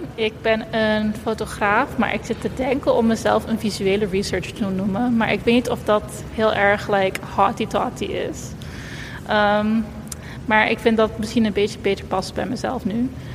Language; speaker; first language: Dutch; non-native, local second language; Papiamento